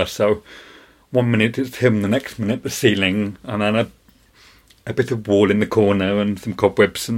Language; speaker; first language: English; native; English